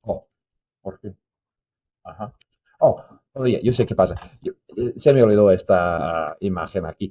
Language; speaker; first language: Spanish; non-native, fluent; English